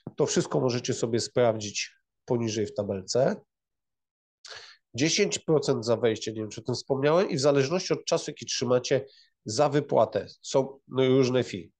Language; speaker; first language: Polish; native; Polish